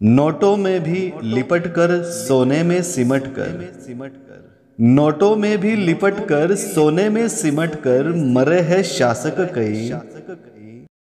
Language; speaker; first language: Hindi; non-native, local second language; Marathi